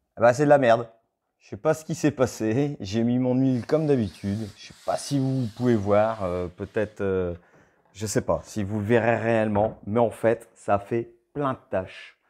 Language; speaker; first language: French; native; French